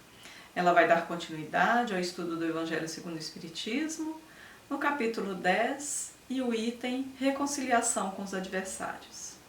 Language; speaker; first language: Portuguese; native; Portuguese